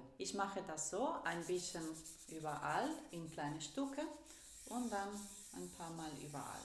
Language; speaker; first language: German; non-native, fluent; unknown